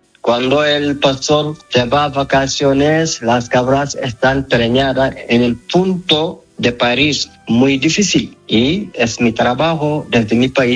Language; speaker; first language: Spanish; non-native, learner; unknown